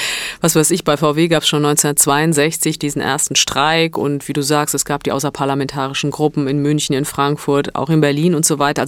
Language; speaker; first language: German; early bilingual, other home language; Italian